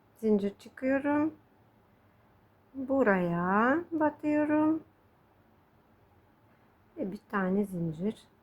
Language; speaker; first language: Turkish; non-native, fluent; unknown